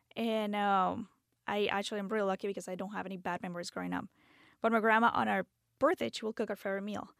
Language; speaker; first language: English; non-native, fluent; Spanish